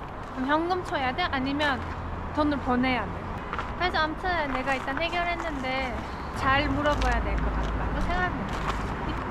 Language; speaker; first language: Korean; non-native, fluent; Turkish